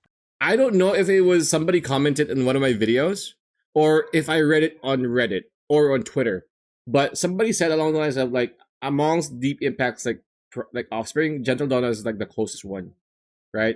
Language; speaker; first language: English; native; English